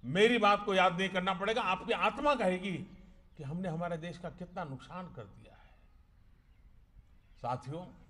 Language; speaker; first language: Hindi; non-native, local second language; Gujarati